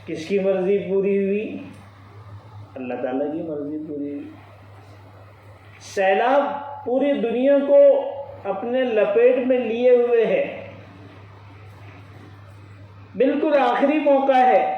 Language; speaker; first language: Urdu; native; Urdu